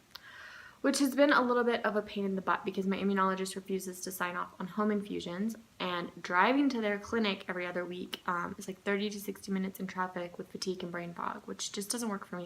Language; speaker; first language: English; native; English